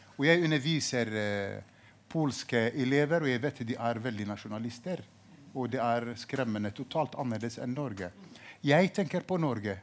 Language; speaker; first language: Norwegian; non-native, fluent; Arabic